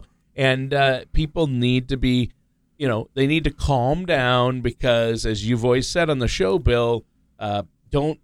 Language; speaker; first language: English; native; English